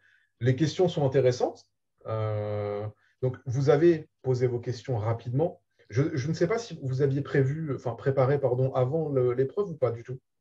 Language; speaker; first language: French; native; French